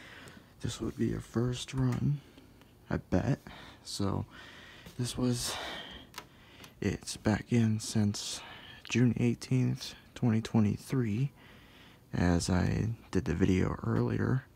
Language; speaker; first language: English; native; English